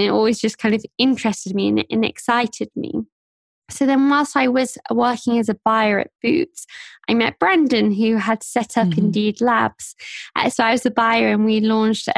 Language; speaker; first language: English; native; English